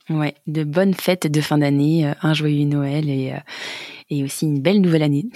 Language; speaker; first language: French; native; French